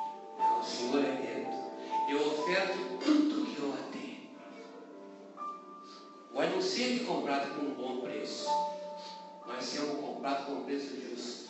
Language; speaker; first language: Italian; non-native, learner; Portuguese